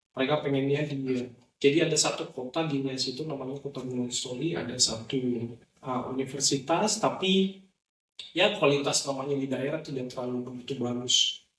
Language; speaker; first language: Indonesian; non-native, local second language; Nias